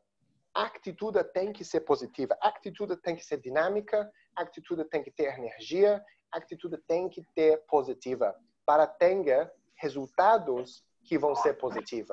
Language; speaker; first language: Spanish; non-native, learner; Portuguese